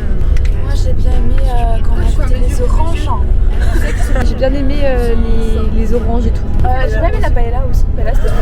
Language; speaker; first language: French; native; French